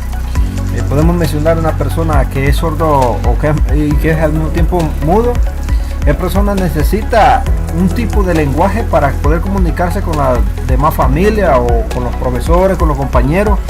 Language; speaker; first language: Spanish; native; Spanish